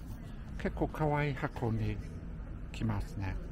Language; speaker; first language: Japanese; non-native, fluent; English